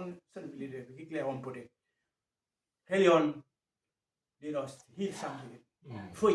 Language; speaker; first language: Danish; non-native, fluent; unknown